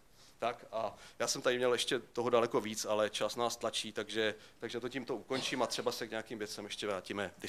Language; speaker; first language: Czech; native; Czech